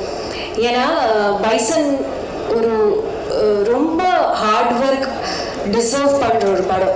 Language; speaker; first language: Tamil; non-native, fluent; Malayalam